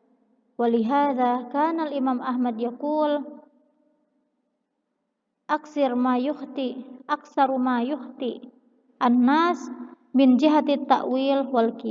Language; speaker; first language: Arabic; non-native, fluent; Indonesian